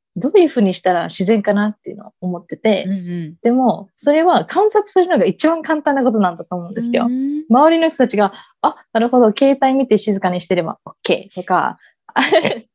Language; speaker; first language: Japanese; early bilingual, heritage; English